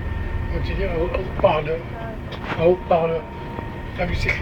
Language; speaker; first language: French; non-native, fluent; Portuguese